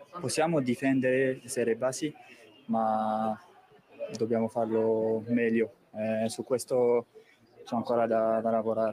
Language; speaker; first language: Italian; non-native, fluent; French